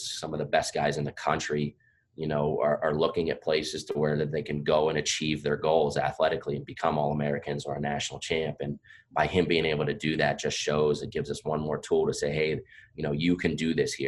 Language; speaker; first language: English; native; English